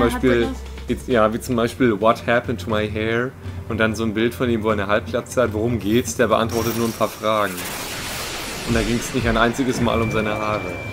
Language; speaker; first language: German; native; German